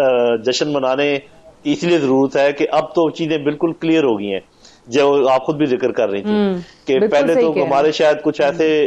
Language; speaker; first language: Urdu; native; Urdu